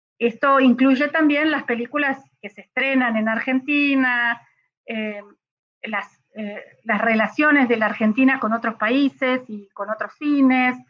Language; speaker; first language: Spanish; native; Spanish